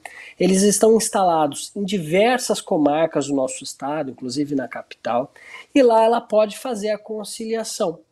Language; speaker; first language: Portuguese; native; Portuguese